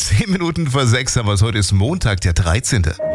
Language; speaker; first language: German; native; German